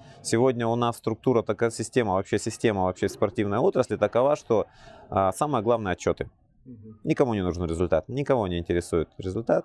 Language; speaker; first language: Russian; native; Russian